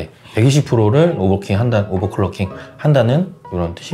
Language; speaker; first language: Korean; native; Korean